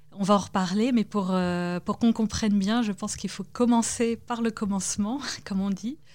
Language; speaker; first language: French; native; French